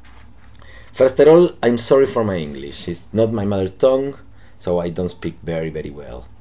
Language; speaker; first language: English; non-native, local second language; Spanish